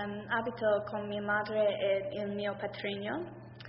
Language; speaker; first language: Italian; non-native, learner; English